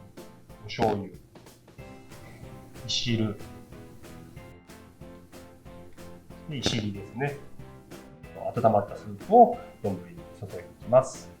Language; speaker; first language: Japanese; native; Japanese